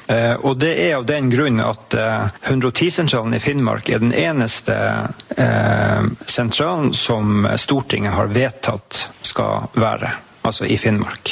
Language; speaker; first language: Norwegian; native; Norwegian